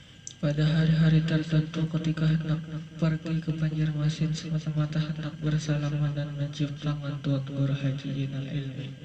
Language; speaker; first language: Indonesian; native; Indonesian